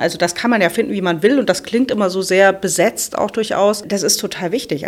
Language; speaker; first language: German; native; German